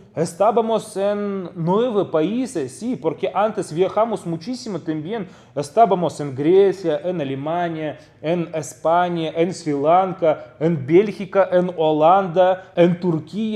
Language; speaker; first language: Spanish; non-native, fluent; Russian